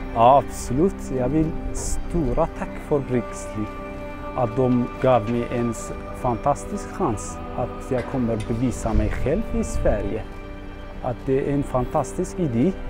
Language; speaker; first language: Swedish; non-native, learner; Arabic